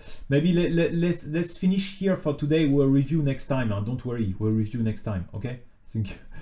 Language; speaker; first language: English; non-native, fluent; French